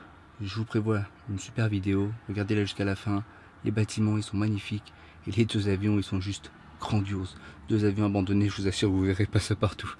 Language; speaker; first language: French; native; French